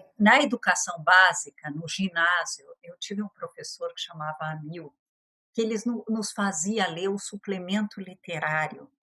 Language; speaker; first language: Portuguese; early bilingual, other home language; French